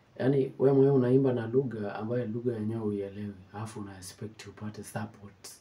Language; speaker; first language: Swahili; non-native, local second language; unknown